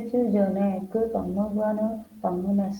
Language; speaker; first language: Korean; non-native, learner; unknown